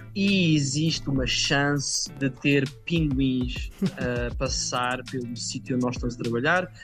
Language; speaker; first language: Portuguese; native; Portuguese